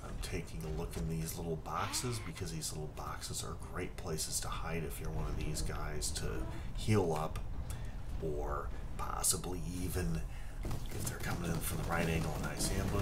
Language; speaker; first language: English; native; English